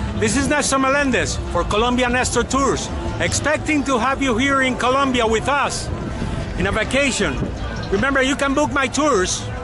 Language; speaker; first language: English; non-native, fluent; Spanish